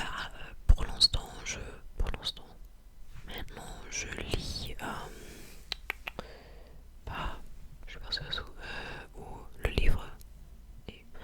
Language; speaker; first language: French; non-native, learner; English